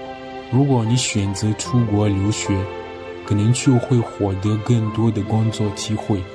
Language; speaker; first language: Chinese; non-native, fluent; French